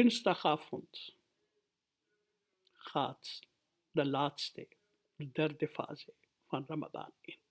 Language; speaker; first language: Dutch; non-native, fluent; Urdu